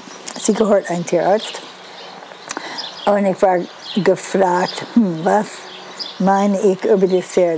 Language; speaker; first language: German; non-native, fluent; English